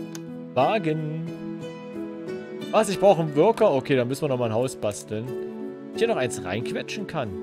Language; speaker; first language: German; native; German